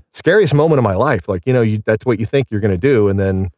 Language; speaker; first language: English; native; English